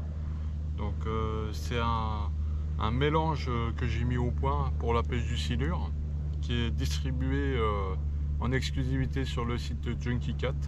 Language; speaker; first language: French; native; French